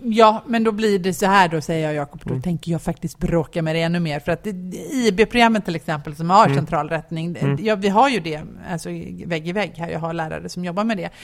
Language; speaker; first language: Swedish; native; Swedish